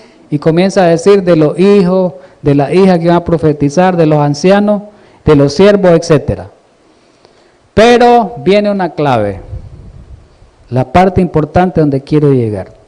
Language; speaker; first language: Spanish; native; Spanish